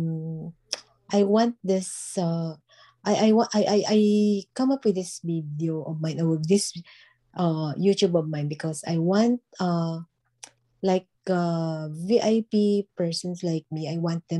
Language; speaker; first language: English; non-native, local second language; Filipino